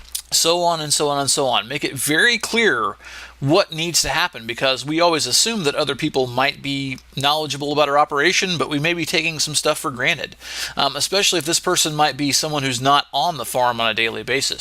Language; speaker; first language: English; native; English